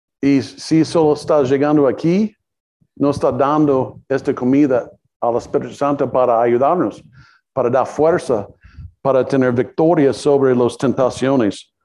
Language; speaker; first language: Spanish; non-native, learner; English